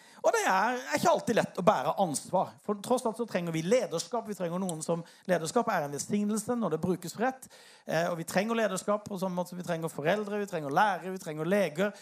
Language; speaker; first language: Norwegian; native; Norwegian